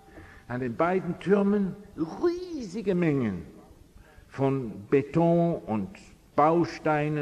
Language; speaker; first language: German; non-native, fluent; English